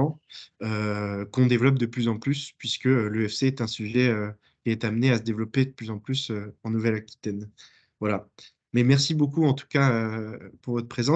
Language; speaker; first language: French; native; French